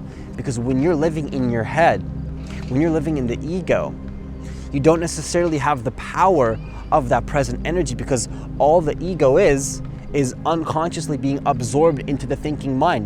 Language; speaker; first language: English; native; English